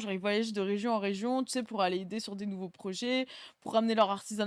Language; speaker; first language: French; native; French